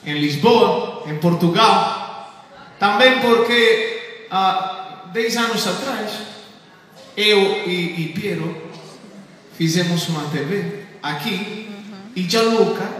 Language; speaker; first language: Portuguese; non-native, fluent; Italian